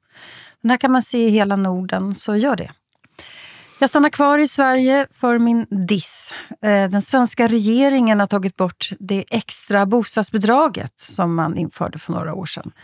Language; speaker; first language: Swedish; native; Swedish